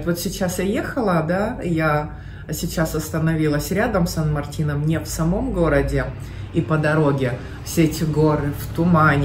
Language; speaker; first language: Russian; native; Russian